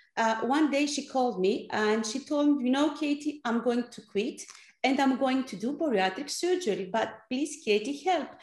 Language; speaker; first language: English; non-native, fluent; Greek